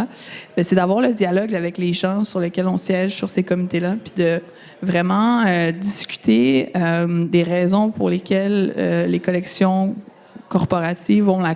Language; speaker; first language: French; native; French